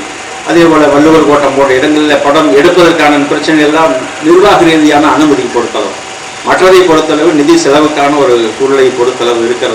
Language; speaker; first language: Tamil; native; Tamil